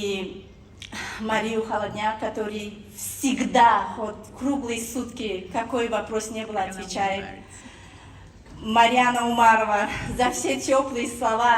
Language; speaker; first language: Russian; non-native, fluent; Tajik